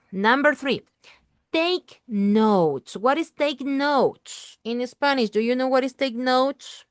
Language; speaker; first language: English; non-native, learner; Spanish